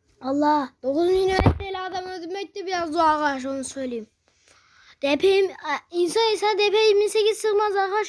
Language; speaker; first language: Turkish; native; Turkish